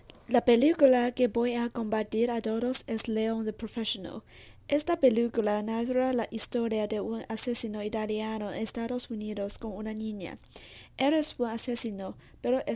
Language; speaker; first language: Spanish; non-native, learner; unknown